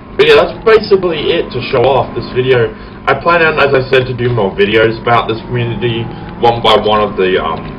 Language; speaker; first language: English; native; English